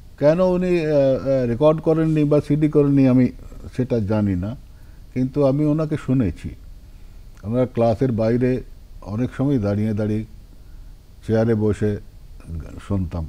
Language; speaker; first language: Bangla; non-native, local second language; Punjabi